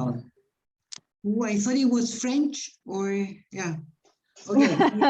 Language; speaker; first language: English; non-native, fluent; Spanish